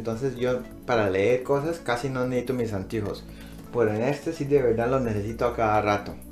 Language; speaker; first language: Spanish; early bilingual, heritage; English